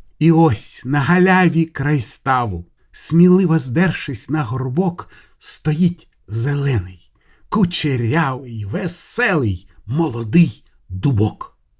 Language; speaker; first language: Ukrainian; non-native, local second language; Russian